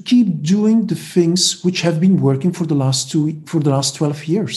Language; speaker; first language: English; non-native, fluent; Dutch